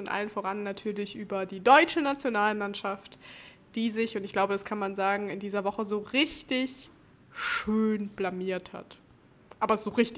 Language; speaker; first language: German; native; German